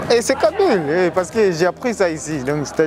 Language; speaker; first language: French; non-native, local second language; Rundi